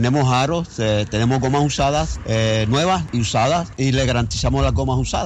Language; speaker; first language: Spanish; native; Spanish